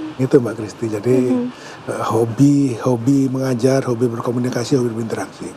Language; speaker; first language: Indonesian; native; Indonesian